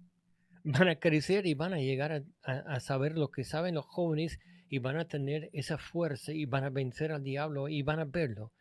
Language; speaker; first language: Spanish; non-native, fluent; English